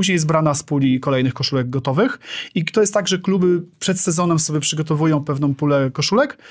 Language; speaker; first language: Polish; native; Polish